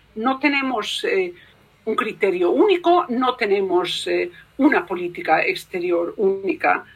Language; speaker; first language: Spanish; native; Spanish